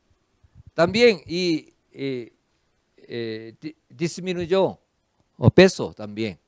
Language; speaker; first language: Spanish; non-native, fluent; Korean